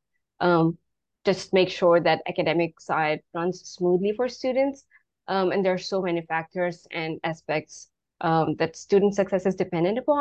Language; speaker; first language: English; non-native, local second language; Urdu